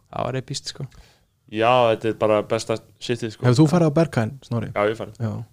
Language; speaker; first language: Icelandic; early bilingual, other home language; Portuguese